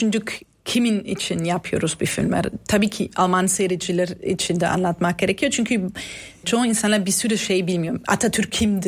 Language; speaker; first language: Turkish; non-native, fluent; German